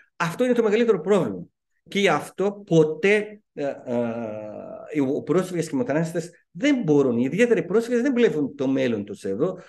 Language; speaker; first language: Greek; non-native, fluent; Persian